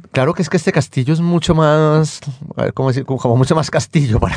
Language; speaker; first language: Spanish; native; Spanish